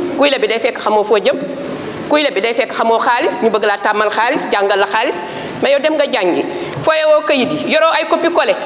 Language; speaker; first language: Wolof; non-native, local second language; Fula